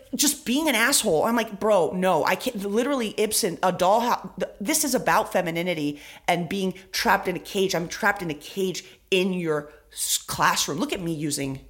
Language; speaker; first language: English; early bilingual, other home language; Spanish